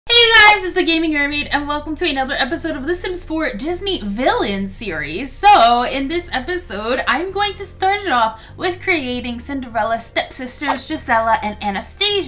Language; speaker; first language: English; native; English